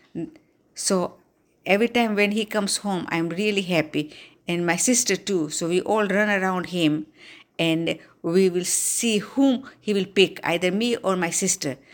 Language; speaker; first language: English; non-native, local second language; Gujarati